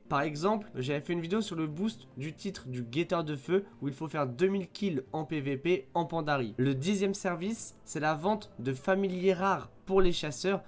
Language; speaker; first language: French; native; French